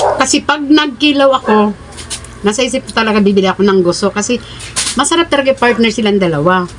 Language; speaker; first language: Filipino; non-native, local second language; Cebuano